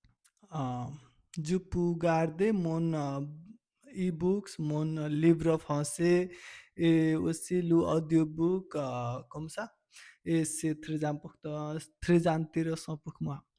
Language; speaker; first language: French; non-native, learner; Nepali